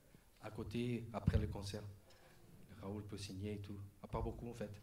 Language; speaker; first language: French; non-native, learner; Portuguese